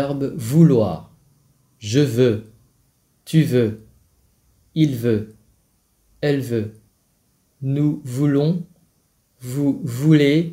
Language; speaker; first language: French; non-native, fluent; Vietnamese